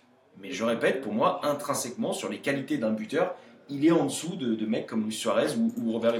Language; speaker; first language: French; native; French